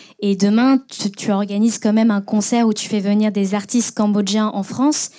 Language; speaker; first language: French; native; French